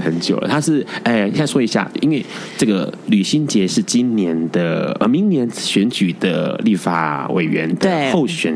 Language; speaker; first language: Chinese; native; Chinese